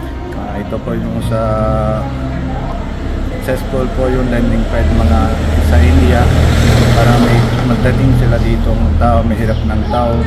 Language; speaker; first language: Filipino; non-native, learner; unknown